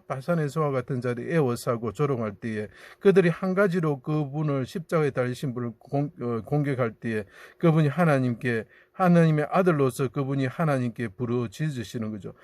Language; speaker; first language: Korean; native; Korean